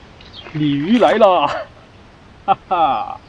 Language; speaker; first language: Chinese; native; Chinese